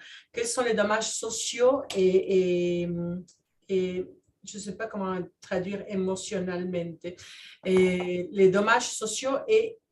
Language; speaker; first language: French; non-native, fluent; Spanish